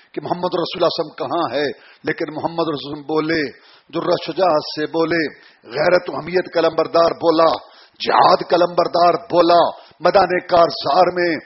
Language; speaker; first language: Urdu; non-native, local second language; Punjabi